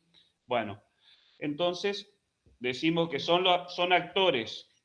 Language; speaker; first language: Spanish; native; Spanish